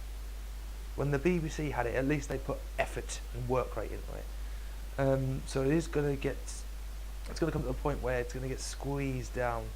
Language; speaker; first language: English; native; English